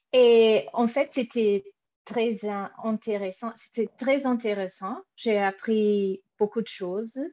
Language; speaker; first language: French; non-native, fluent; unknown